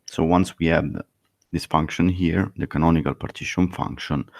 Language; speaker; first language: English; non-native, fluent; Italian